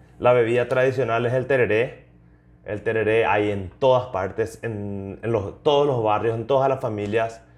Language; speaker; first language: Spanish; native; Spanish